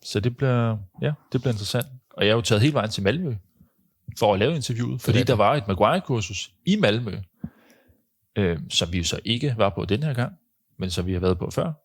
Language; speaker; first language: Danish; native; Danish